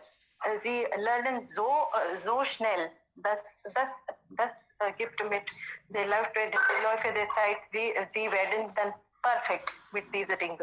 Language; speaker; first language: German; non-native, learner; Hindi